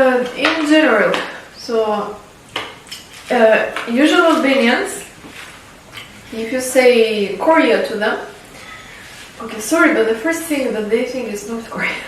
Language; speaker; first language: English; non-native, fluent; Albanian